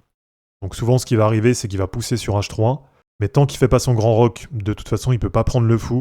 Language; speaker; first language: French; native; French